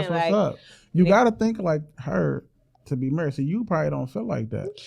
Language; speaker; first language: English; native; English